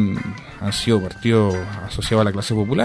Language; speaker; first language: Spanish; native; Spanish